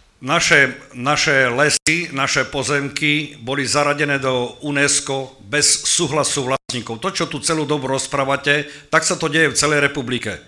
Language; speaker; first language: Slovak; native; Slovak